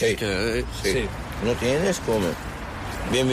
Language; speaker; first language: Spanish; non-native, learner; Arabic